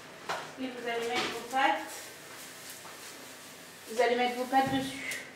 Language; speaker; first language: French; native; French